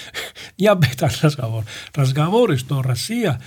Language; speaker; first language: Russian; non-native, fluent; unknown